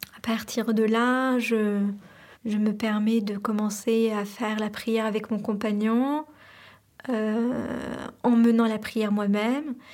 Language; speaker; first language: French; non-native, local second language; Arabic